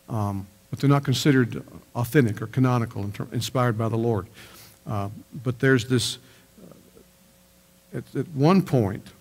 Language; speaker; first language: English; native; English